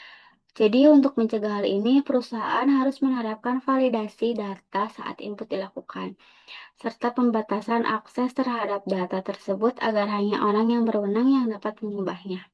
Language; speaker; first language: Indonesian; native; Indonesian